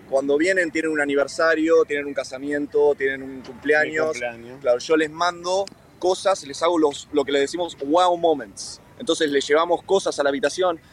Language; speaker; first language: Spanish; native; Spanish